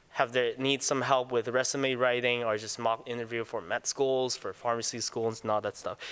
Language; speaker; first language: English; non-native, local second language; Cantonese